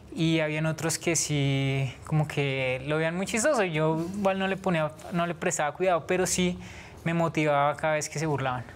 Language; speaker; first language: Spanish; native; Spanish